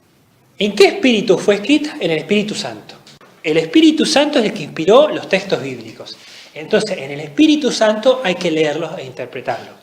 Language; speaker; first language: Spanish; native; Spanish